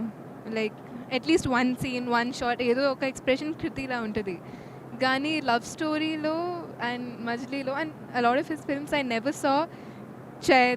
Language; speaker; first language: Telugu; non-native, fluent; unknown